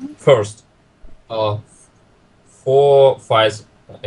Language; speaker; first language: English; non-native, learner; Russian